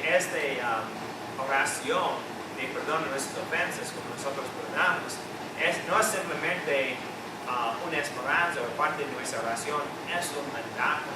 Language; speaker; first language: Spanish; non-native, fluent; English